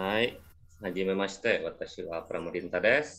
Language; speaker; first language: Japanese; non-native, learner; Indonesian